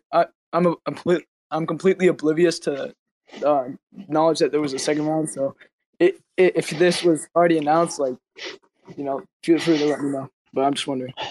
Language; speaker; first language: English; native; English